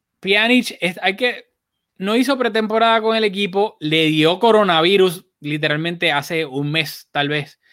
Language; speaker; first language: Spanish; native; Spanish